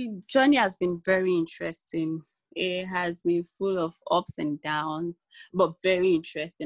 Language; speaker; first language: English; non-native, local second language; Yoruba